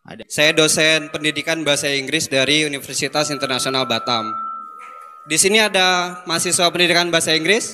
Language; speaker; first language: Indonesian; native; Indonesian